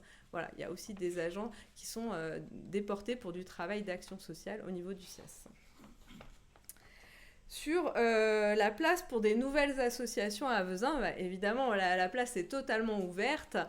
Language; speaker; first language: French; native; French